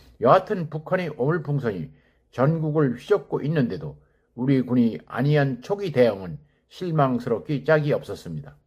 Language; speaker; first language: Korean; native; Korean